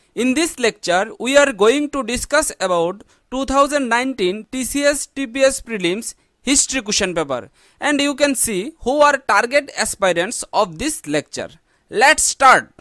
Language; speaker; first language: English; non-native, local second language; Bangla